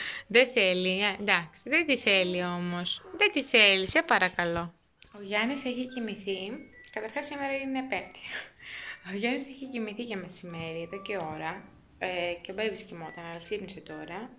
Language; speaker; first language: Greek; native; Greek